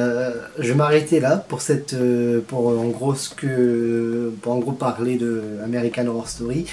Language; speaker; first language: French; native; French